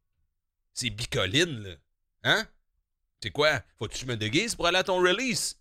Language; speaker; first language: French; native; French